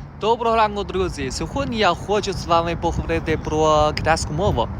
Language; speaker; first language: Ukrainian; non-native, learner; Chinese